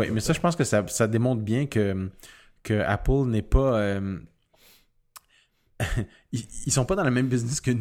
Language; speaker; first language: French; native; French